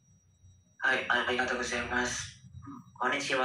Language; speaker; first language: Japanese; non-native, learner; Indonesian